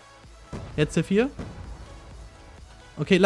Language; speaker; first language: German; native; German